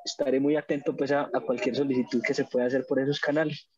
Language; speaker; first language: Spanish; native; Spanish